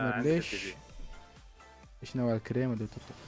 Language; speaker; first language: Arabic; native; Arabic